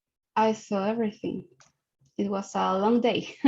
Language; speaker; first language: English; non-native, learner; Spanish